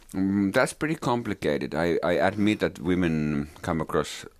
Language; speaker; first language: English; non-native, fluent; Finnish